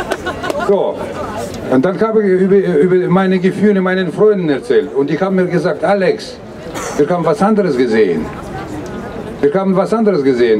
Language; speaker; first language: German; non-native, fluent; Russian